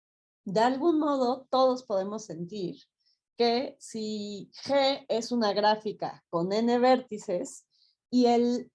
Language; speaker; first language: Spanish; native; Spanish